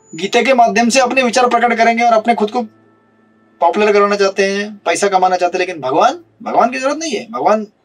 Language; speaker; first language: Hindi; non-native, local second language; Marathi